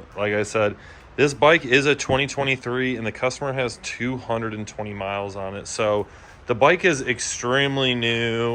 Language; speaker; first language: English; native; English